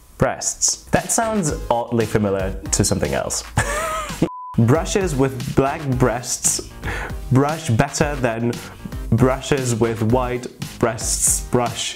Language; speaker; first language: English; non-native, fluent; German